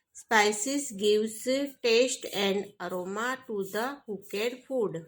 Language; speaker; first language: English; non-native, local second language; Hindi